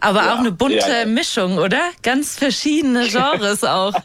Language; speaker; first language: German; native; German